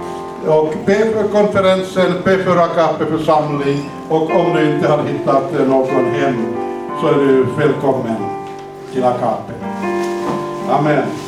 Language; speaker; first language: Swedish; non-native, fluent; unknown